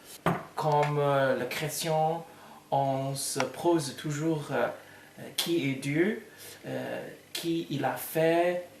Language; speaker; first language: French; non-native, fluent; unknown